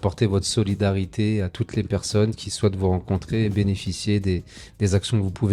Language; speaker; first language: French; native; French